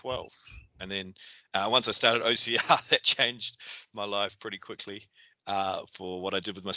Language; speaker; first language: English; native; English